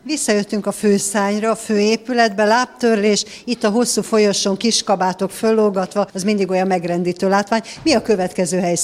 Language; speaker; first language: Hungarian; native; Hungarian